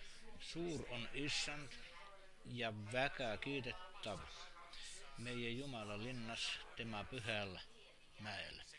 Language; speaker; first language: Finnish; non-native, learner; Estonian